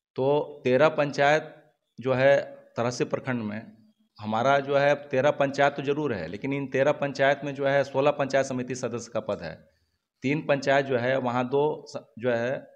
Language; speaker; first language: Hindi; native; Hindi